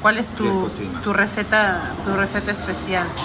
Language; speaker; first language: Spanish; native; Spanish